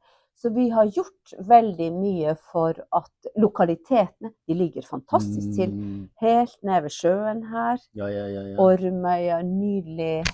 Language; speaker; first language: Norwegian; non-native, local second language; Northern Sami